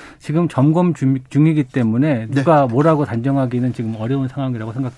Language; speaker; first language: Korean; native; Korean